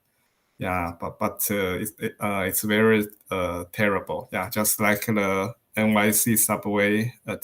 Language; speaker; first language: English; non-native, learner; Chinese